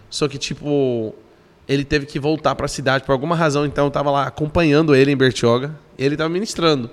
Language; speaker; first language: Portuguese; non-native, fluent; English